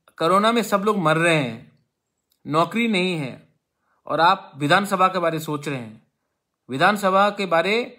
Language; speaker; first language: Hindi; non-native, local second language; Kok Borok